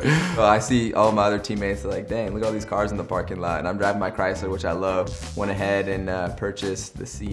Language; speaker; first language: English; native; English